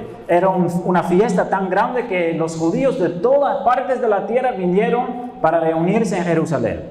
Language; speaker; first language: Spanish; non-native, fluent; Dutch